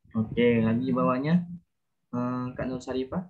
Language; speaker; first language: Indonesian; native; Indonesian